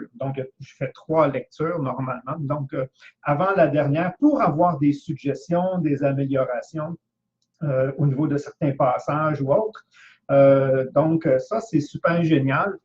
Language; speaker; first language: French; native; French